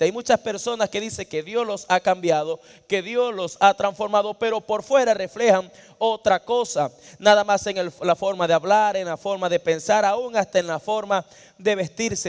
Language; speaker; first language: Spanish; native; Spanish